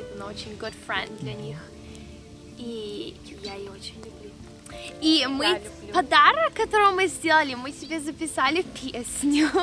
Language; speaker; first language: Russian; early bilingual, heritage; Russian